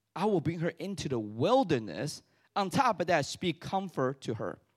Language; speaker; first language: English; early bilingual, other home language; Chinese